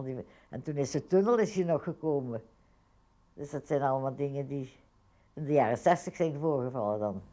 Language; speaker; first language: Dutch; native; Dutch